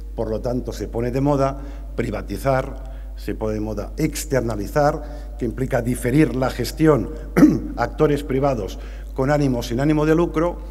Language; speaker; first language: Spanish; native; Spanish